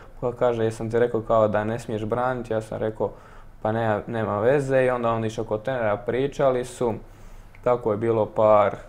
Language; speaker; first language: Croatian; native; Croatian